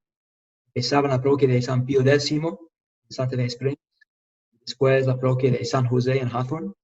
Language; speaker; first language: Spanish; non-native, fluent; English